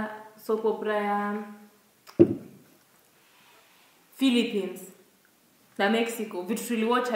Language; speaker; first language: English; non-native, local second language; Swahili